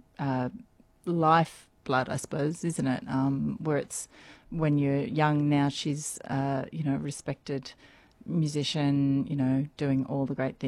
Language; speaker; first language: English; native; English